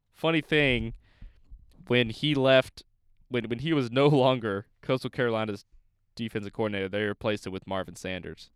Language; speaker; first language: English; native; English